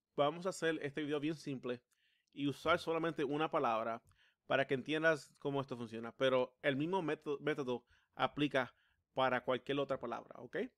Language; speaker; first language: Spanish; early bilingual, heritage; Spanish